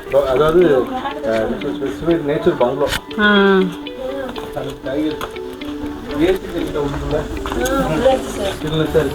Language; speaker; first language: Tamil; native; Tamil